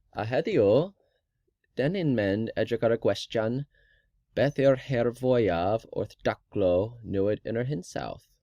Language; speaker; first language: Welsh; non-native, learner; English